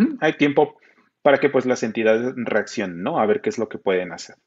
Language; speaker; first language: Spanish; native; Spanish